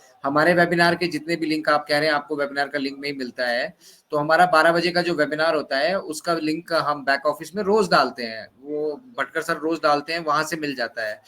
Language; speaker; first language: Hindi; native; Hindi